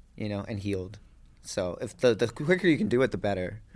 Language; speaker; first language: English; native; English